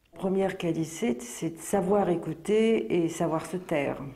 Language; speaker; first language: French; native; French